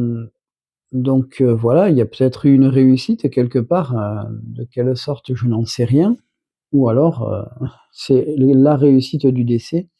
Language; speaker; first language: French; native; French